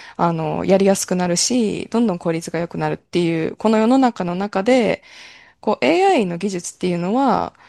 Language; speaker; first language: Japanese; native; Japanese